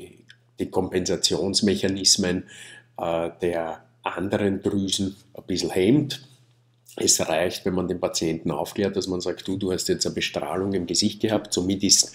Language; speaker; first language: German; native; German